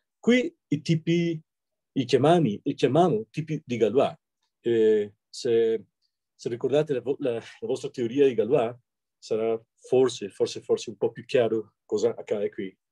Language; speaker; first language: Italian; non-native, fluent; Spanish